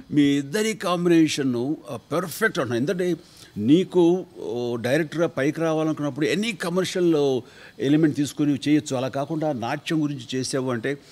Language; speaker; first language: Telugu; native; Telugu